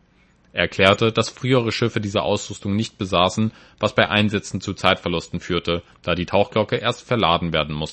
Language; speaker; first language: German; native; German